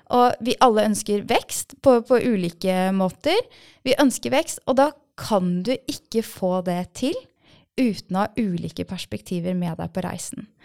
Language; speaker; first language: Norwegian; early bilingual, other home language; Persian